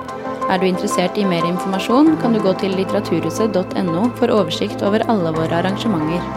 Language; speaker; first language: Norwegian; native; Norwegian